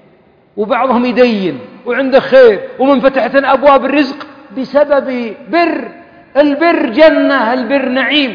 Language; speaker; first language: Arabic; native; Arabic